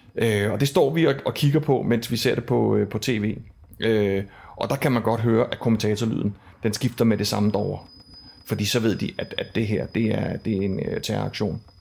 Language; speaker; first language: Danish; native; Danish